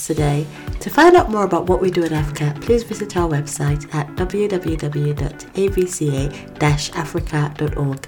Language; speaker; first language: English; non-native, local second language; Yoruba